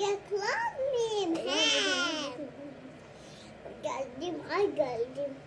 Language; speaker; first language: Turkish; early bilingual, other home language; Persian